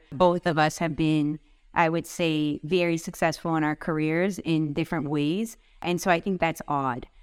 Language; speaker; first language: English; native; English